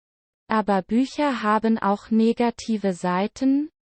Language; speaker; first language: German; non-native, learner; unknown